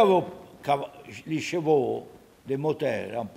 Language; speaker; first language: French; non-native, learner; Italian